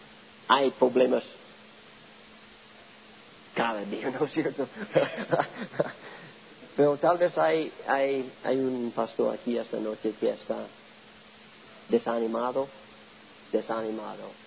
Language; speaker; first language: Spanish; non-native, learner; English